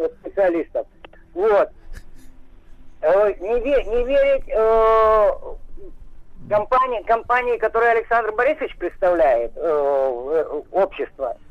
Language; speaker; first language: Russian; native; Russian